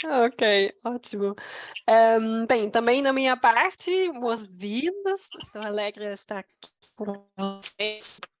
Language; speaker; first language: Portuguese; non-native, fluent; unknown